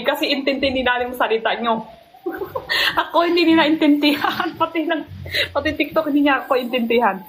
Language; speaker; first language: Filipino; non-native, learner; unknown